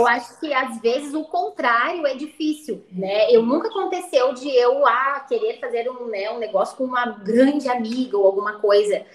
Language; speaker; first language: Portuguese; native; Portuguese